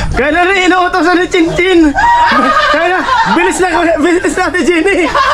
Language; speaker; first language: Filipino; non-native, local second language; Bikol